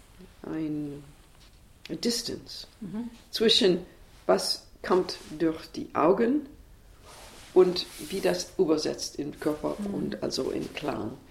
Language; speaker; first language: German; non-native, learner; English